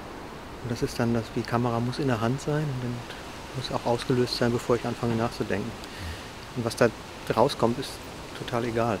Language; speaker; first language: German; native; German